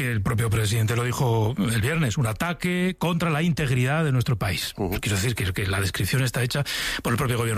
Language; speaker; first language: Spanish; native; Spanish